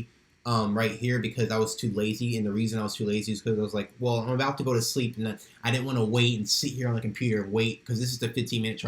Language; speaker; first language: English; native; English